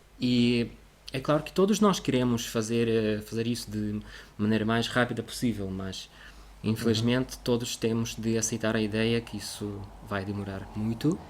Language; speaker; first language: Portuguese; non-native, fluent; Russian